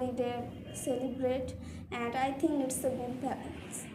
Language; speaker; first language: English; non-native, learner; Bangla